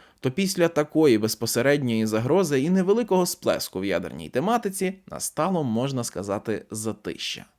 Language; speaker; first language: Ukrainian; native; Ukrainian